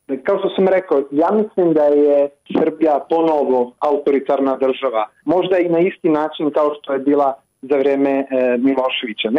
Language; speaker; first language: Croatian; non-native, fluent; Italian